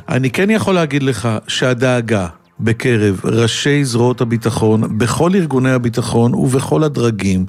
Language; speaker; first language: Hebrew; native; Hebrew